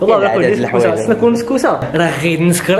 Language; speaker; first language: Arabic; native; Arabic